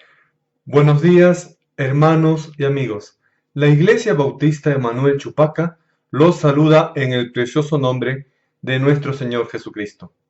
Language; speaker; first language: Spanish; native; Spanish